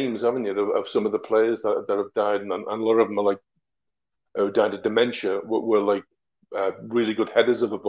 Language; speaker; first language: English; native; English